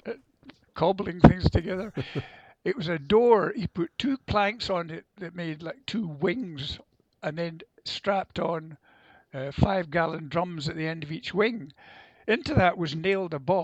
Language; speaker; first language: English; native; English